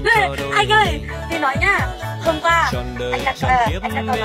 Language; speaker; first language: Vietnamese; non-native, learner; Indonesian